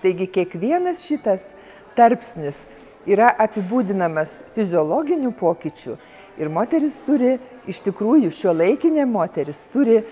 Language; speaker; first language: Lithuanian; native; Lithuanian